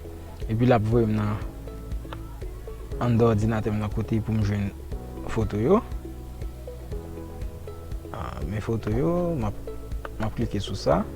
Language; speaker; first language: French; non-native, local second language; Haitian Creole